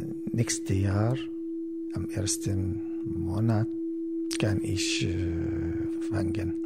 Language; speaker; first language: German; non-native, learner; Arabic